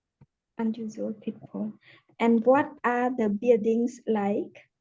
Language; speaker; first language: English; non-native, learner; Khmer